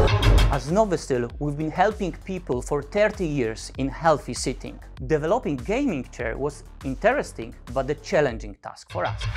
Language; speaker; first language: English; non-native, fluent; Polish